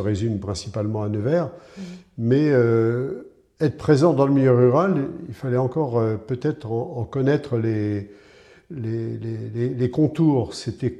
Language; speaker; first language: French; native; French